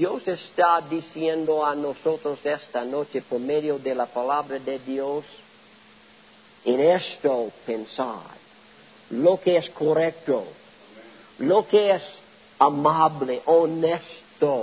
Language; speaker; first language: Spanish; non-native, learner; English